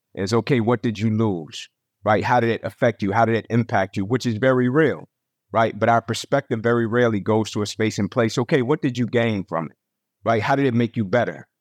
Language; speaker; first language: English; native; English